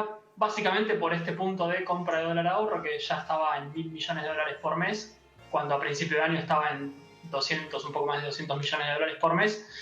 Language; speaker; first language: Spanish; native; Spanish